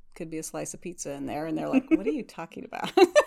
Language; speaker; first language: English; native; English